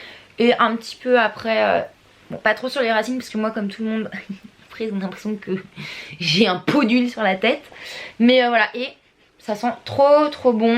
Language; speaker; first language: French; native; French